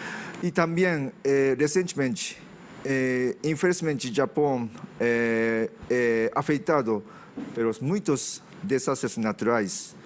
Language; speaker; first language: Portuguese; non-native, fluent; Japanese